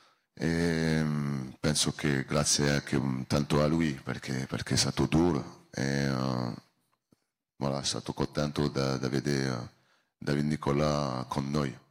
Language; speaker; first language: Italian; non-native, learner; French